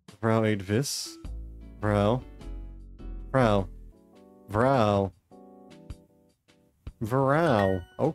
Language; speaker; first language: Dutch; non-native, learner; English